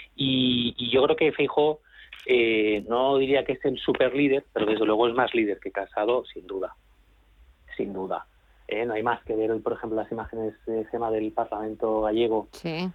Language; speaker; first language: Spanish; native; Spanish